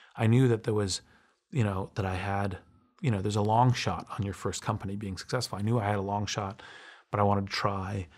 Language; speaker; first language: English; native; English